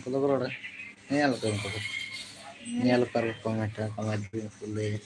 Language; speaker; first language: Hindi; non-native, local second language; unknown